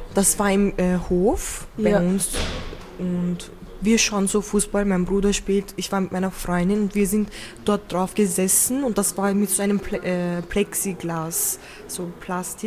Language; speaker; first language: German; early bilingual, other home language; Turkish